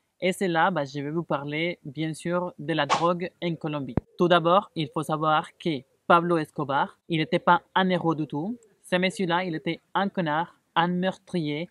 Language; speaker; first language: French; non-native, fluent; Spanish